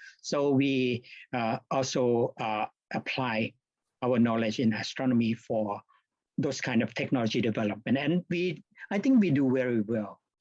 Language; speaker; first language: English; non-native, fluent; Thai